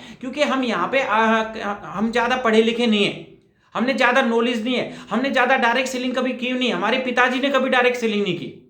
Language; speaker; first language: Hindi; native; Hindi